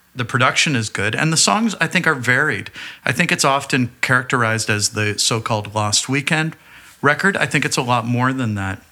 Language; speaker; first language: English; native; English